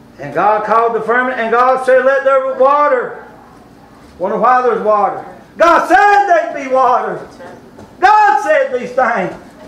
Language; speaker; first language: English; native; English